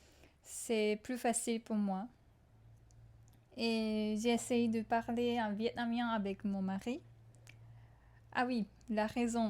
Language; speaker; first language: French; non-native, fluent; Japanese